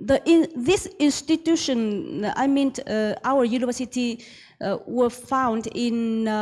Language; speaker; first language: English; non-native, learner; Vietnamese